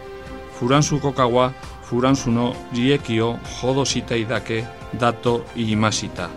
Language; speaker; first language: Japanese; non-native, learner; Spanish